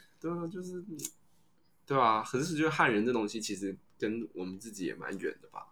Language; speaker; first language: Chinese; native; Chinese